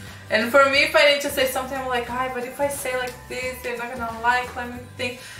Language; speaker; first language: English; non-native, fluent; Portuguese